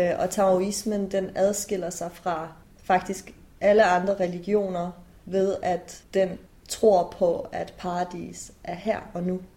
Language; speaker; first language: Danish; early bilingual, other home language; Persian